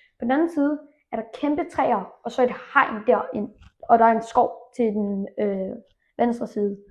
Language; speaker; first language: Danish; early bilingual, other home language; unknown